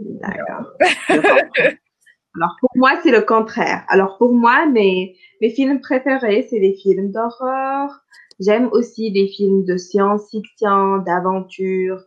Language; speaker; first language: French; non-native, local second language; Arabic